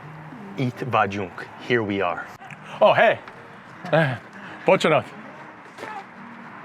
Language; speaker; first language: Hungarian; non-native, learner; English